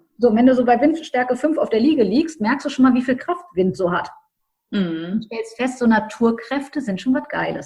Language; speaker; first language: German; native; German